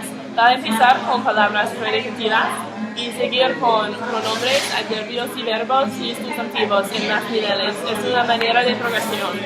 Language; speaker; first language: Spanish; non-native, learner; English